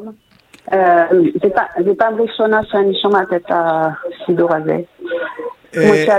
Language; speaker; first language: Hebrew; non-native, fluent; French